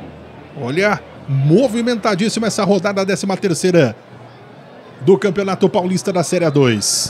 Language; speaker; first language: Portuguese; native; Portuguese